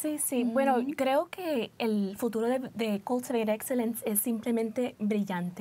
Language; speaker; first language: Spanish; early bilingual, heritage; Spanish